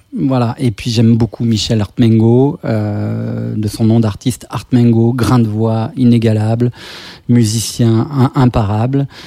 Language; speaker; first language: French; native; French